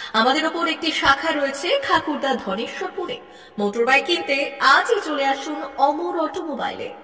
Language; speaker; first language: Bangla; native; Bangla